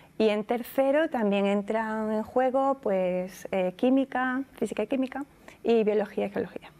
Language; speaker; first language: Spanish; native; Spanish